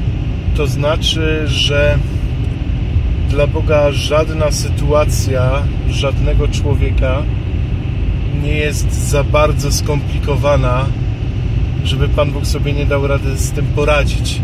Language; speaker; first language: Polish; native; Polish